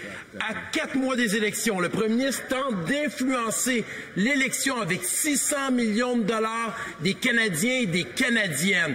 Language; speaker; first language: French; native; French